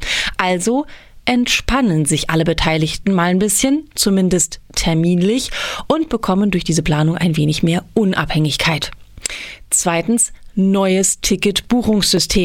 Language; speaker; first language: German; native; German